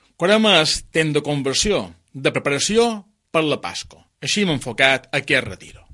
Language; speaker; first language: Catalan; native; Catalan